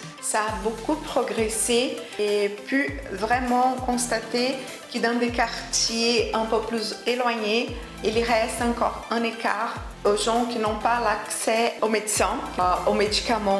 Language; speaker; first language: French; non-native, fluent; Portuguese